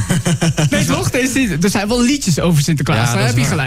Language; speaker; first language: Dutch; native; Dutch